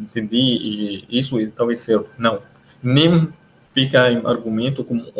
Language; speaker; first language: Portuguese; non-native, learner; Arabic